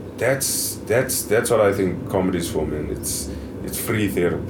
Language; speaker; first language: English; native; English